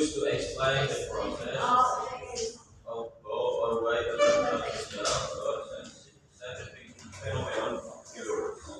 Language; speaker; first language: English; non-native, learner; Indonesian